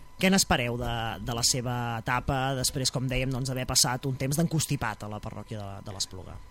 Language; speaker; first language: Catalan; native; Catalan